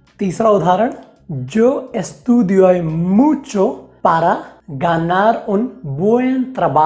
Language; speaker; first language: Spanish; non-native, fluent; Hindi